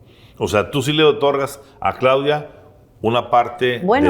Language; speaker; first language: Spanish; native; Spanish